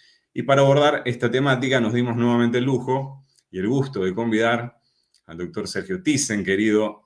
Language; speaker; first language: Spanish; native; Spanish